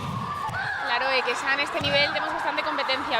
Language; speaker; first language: Galician; native; Galician